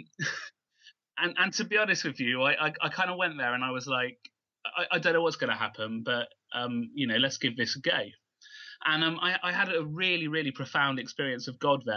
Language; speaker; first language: English; native; English